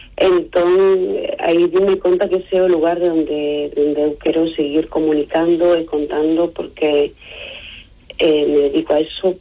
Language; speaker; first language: Galician; non-native, local second language; Spanish